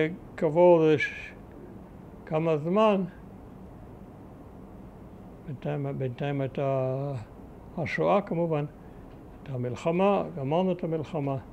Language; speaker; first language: Hebrew; early bilingual, other home language; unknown